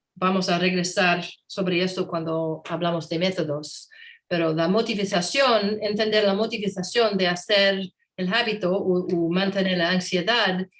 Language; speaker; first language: Spanish; non-native, learner; English